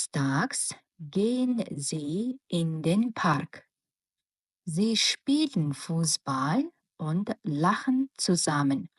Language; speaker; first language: German; non-native, fluent; Mongolian